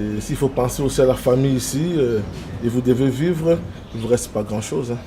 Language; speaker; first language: French; non-native, local second language; Lingala